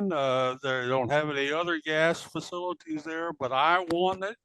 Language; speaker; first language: English; native; English